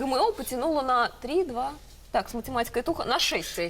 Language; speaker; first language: Russian; native; Russian